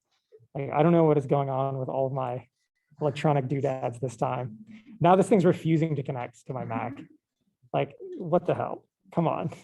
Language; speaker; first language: English; native; English